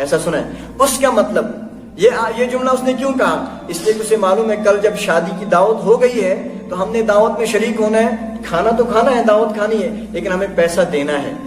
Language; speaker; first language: Urdu; non-native, local second language; Kashmiri